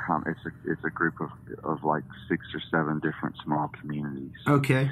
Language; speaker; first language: English; native; English